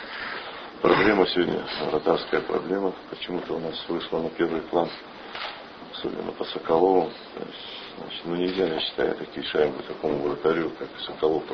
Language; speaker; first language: Russian; native; Russian